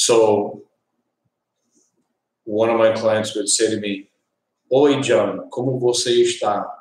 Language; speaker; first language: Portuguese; non-native, learner; English